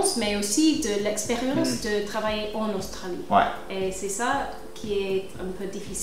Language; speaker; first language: French; non-native, fluent; English